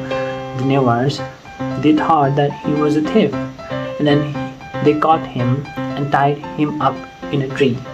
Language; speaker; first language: English; non-native, local second language; Nepali